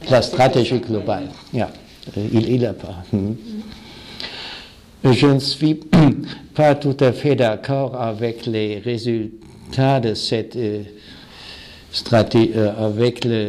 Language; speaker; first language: French; non-native, fluent; German